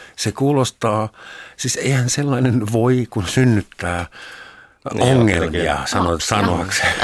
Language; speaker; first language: Finnish; non-native, fluent; German